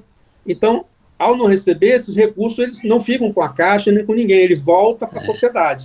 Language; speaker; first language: Portuguese; native; Portuguese